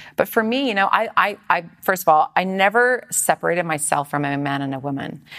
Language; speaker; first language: English; native; English